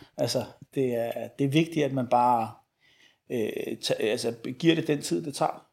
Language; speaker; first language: Danish; early bilingual, other home language; Arabic